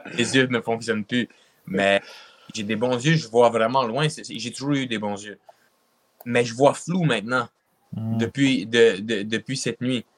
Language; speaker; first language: French; native; French